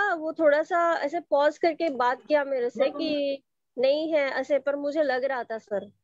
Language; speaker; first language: Hindi; native; Hindi